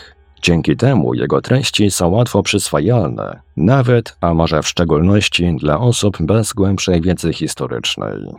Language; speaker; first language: Polish; native; Polish